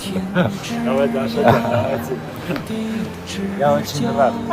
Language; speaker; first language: Russian; non-native, local second language; Armenian